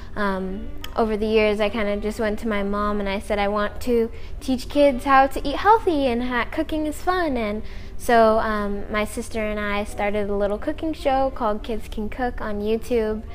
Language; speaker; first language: English; native; English